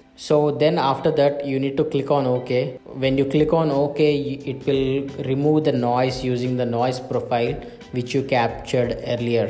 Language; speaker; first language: English; non-native, local second language; Telugu